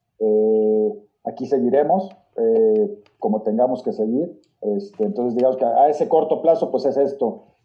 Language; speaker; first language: Spanish; native; Spanish